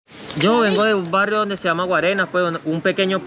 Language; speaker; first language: Spanish; native; Spanish